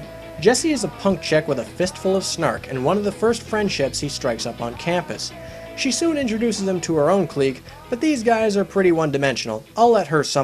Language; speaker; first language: English; native; English